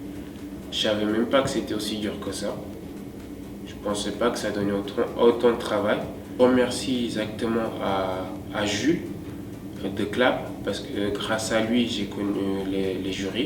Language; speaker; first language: French; non-native, local second language; Wolof